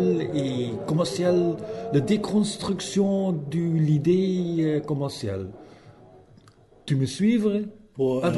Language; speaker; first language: French; non-native, learner; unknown